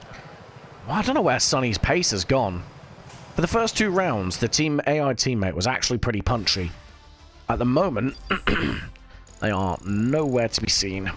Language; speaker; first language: English; native; English